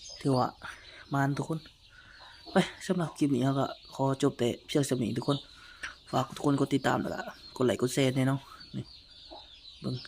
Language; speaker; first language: Thai; non-native, local second language; Lao